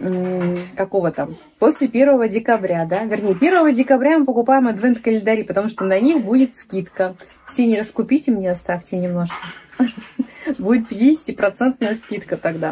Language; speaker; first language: Russian; native; Russian